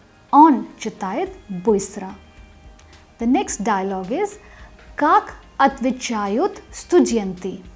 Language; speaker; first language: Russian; non-native, fluent; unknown